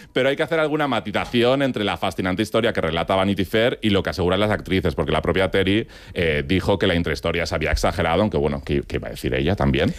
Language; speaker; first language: Spanish; native; Spanish